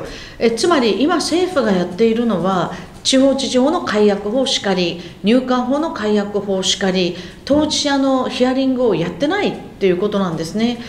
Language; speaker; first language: Japanese; native; Japanese